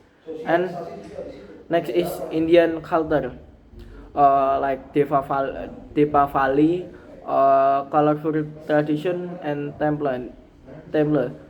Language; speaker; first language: English; non-native, learner; Indonesian